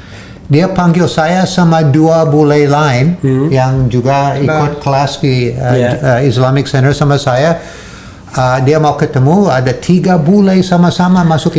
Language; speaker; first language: Indonesian; non-native, learner; English